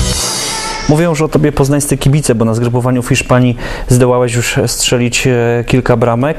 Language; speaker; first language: Polish; native; Polish